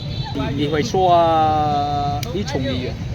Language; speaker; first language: Chinese; non-native, learner; Vietnamese